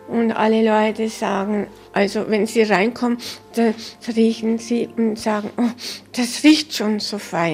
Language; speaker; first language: German; early bilingual, heritage; German